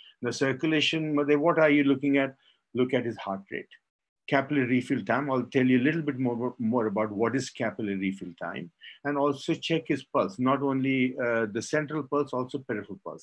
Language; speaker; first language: English; non-native, local second language; Marathi